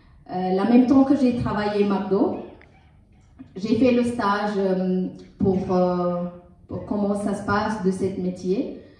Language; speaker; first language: French; non-native, learner; Tamil